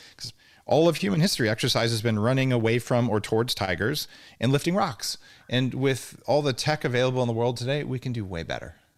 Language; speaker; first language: English; native; English